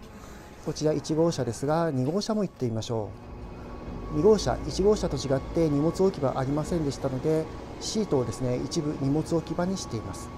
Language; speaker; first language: Japanese; native; Japanese